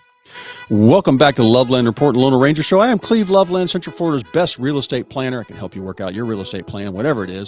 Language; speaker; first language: English; native; English